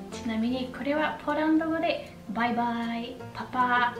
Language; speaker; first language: Japanese; non-native, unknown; Polish